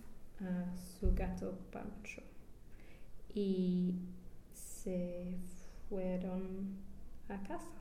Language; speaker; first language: Spanish; non-native, learner; English